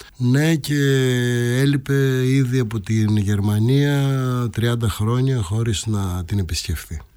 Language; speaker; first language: Greek; native; Greek